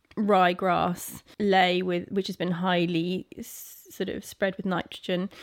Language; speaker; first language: English; native; English